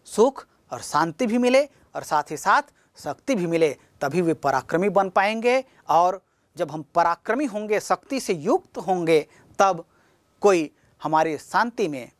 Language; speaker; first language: Hindi; native; Hindi